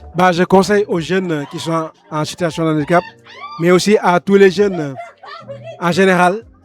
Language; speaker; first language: French; non-native, local second language; Wolof